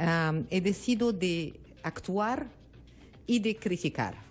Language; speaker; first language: Spanish; non-native, learner; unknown